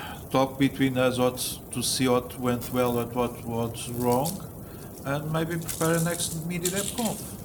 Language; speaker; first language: English; non-native, fluent; Portuguese